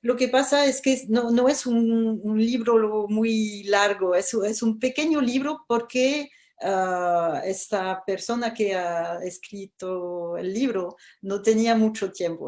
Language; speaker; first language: Spanish; non-native, fluent; French